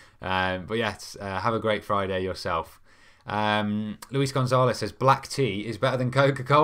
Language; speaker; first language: English; native; English